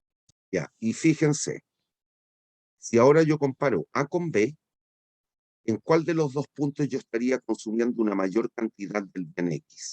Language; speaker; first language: Spanish; native; Spanish